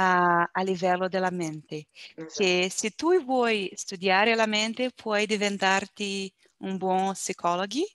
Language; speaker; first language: Italian; non-native, learner; Portuguese